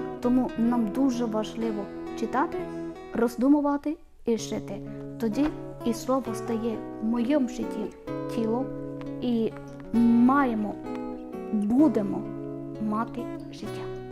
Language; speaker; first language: Ukrainian; non-native, learner; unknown